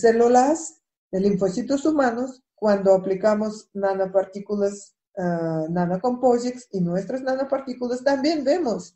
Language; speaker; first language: Spanish; non-native, fluent; Russian